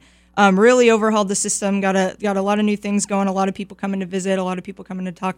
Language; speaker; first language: English; native; English